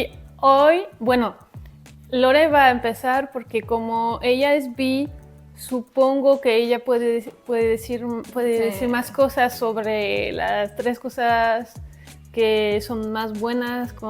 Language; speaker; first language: Spanish; non-native, fluent; French